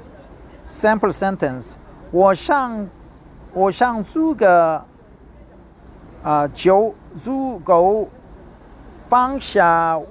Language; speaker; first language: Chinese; non-native, learner; Korean